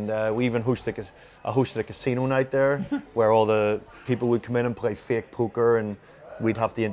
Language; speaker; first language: English; native; English